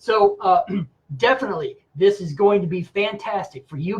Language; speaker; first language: English; native; English